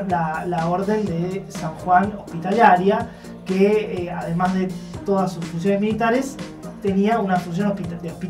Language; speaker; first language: Spanish; native; Spanish